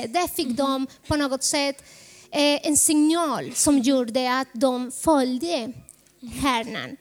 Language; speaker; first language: Swedish; non-native, fluent; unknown